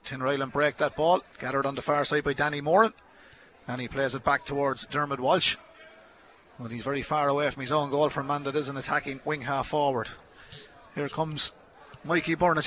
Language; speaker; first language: English; native; English